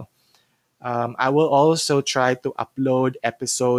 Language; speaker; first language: English; non-native, local second language; Cebuano